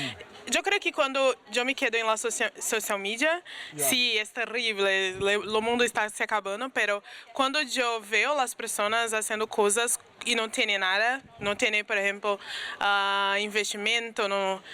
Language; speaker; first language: Spanish; non-native, learner; Portuguese